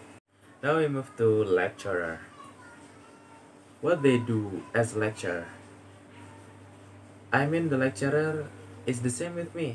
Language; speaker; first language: English; non-native, learner; Indonesian